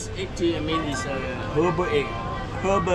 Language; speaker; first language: English; non-native, local second language; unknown